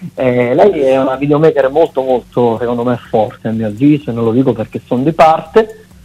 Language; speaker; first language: Italian; native; Italian